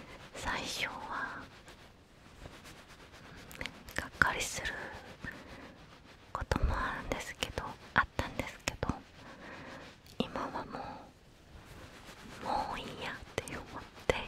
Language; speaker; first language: Japanese; non-native, fluent; Korean